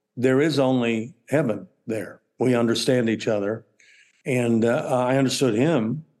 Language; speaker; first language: English; native; English